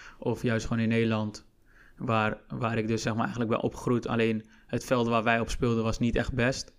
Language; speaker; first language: Dutch; early bilingual, other home language; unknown